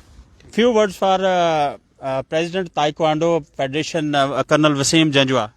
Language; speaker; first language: English; non-native, local second language; Urdu